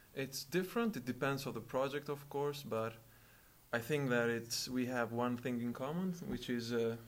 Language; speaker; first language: English; non-native, fluent; Albanian